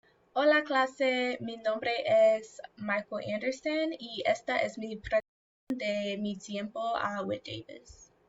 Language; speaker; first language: Spanish; non-native, learner; English